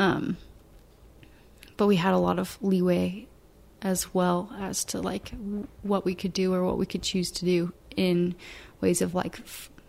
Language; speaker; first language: English; native; English